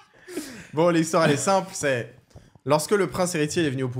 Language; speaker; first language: French; native; French